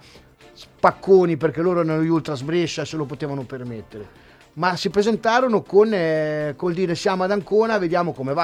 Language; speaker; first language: Italian; native; Italian